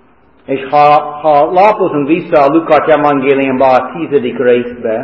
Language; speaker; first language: Hungarian; non-native, fluent; English